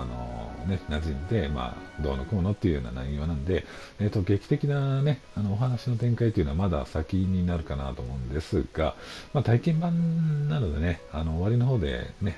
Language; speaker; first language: Japanese; native; Japanese